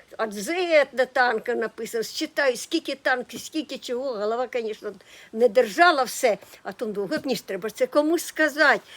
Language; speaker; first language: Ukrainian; native; Ukrainian